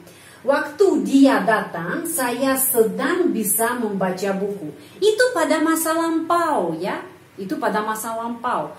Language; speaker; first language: Indonesian; non-native, fluent; Russian